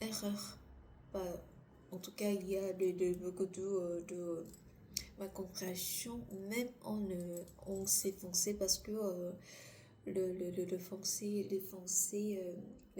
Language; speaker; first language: French; non-native, learner; Korean